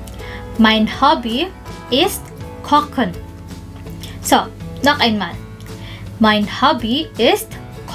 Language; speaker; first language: German; non-native, local second language; Filipino